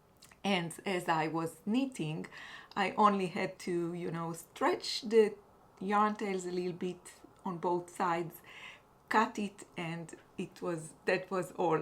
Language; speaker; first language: English; non-native, fluent; Hebrew